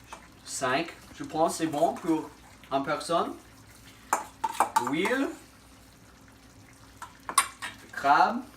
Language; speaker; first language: French; non-native, learner; English